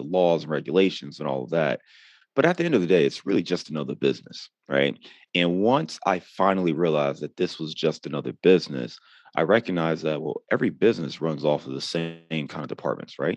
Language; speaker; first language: English; native; English